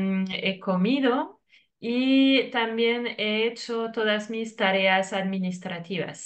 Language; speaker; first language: Spanish; non-native, fluent; French